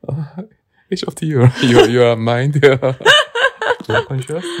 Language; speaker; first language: English; non-native, learner; Korean